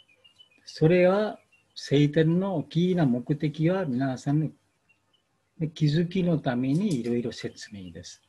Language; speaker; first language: Japanese; non-native, learner; Bangla